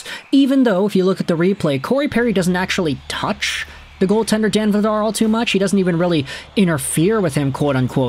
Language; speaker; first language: English; native; English